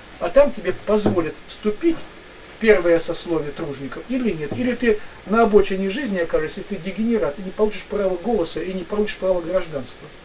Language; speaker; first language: Russian; native; Russian